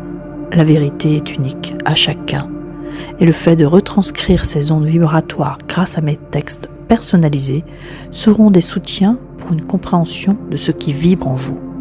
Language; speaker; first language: French; native; French